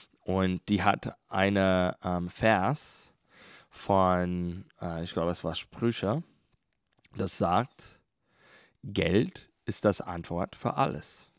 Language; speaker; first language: German; non-native, learner; English